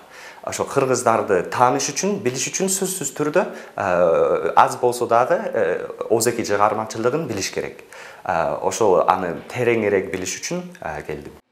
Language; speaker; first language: Kyrgyz; non-native, fluent; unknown